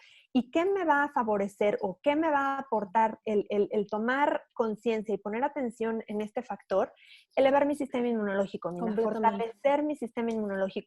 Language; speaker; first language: Spanish; native; Spanish